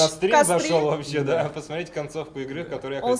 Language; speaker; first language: Russian; native; Russian